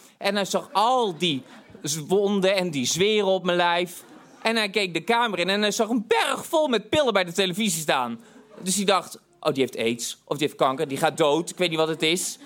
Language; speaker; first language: Dutch; native; Dutch